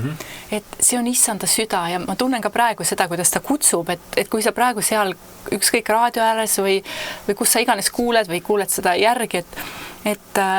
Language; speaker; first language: Estonian; native; Estonian